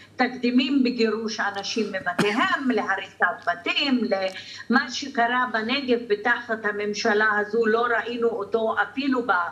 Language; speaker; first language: Hebrew; non-native, local second language; Arabic